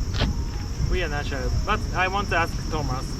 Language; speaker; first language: English; non-native, learner; Japanese